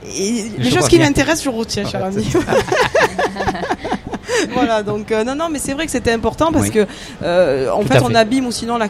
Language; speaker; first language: French; native; French